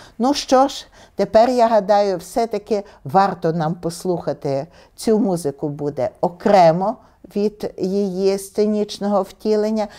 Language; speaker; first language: Ukrainian; native; Ukrainian